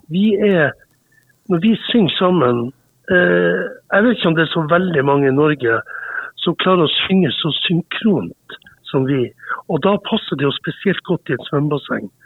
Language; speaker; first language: Norwegian; native; Norwegian